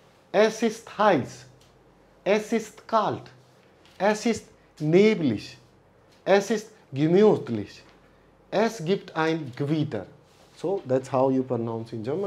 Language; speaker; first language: German; non-native, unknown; Hindi